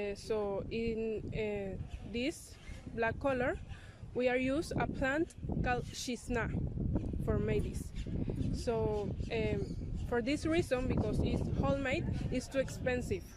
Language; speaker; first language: English; non-native, learner; Spanish